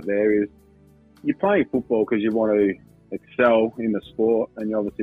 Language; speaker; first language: English; native; English